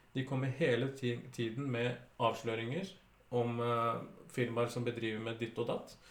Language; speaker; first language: Norwegian; early bilingual, other home language; Urdu